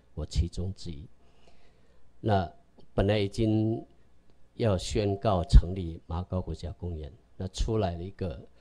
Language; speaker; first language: Chinese; native; Chinese